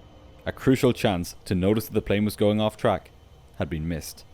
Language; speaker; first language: English; native; English